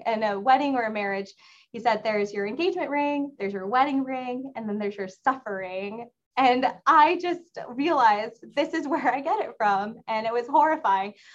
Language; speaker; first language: English; native; English